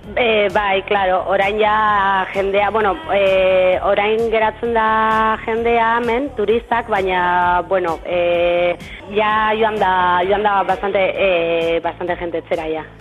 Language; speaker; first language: Basque; non-native, local second language; Spanish